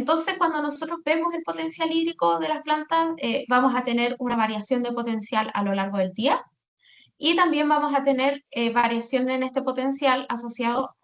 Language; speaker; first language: Spanish; native; Spanish